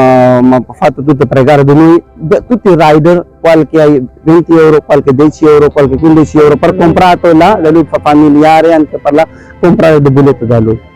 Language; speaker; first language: Italian; non-native, learner; Urdu